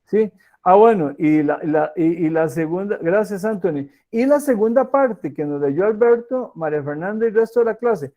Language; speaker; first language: Spanish; native; Spanish